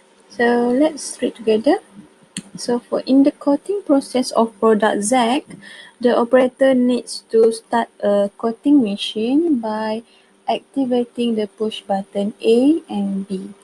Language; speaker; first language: English; non-native, local second language; Malay